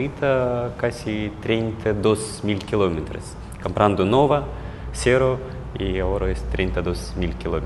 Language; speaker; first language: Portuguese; non-native, learner; Russian